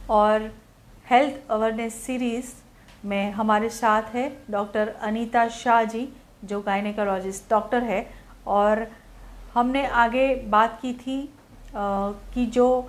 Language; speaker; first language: Hindi; non-native, local second language; Gujarati